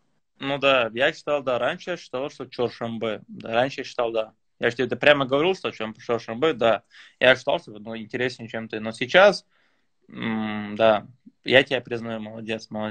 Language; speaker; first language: Russian; native; Russian